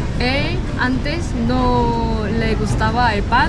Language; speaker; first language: Spanish; non-native, learner; Korean